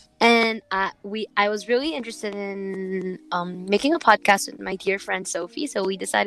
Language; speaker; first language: English; non-native, local second language; Filipino